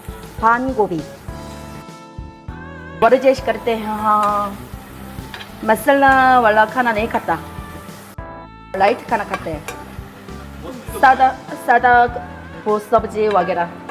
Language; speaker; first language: Hindi; non-native, learner; Korean